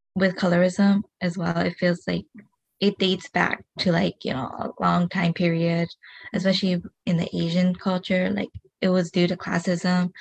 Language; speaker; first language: English; early bilingual, other home language; Hmong